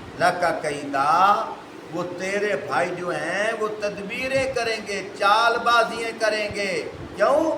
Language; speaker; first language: Urdu; non-native, local second language; Punjabi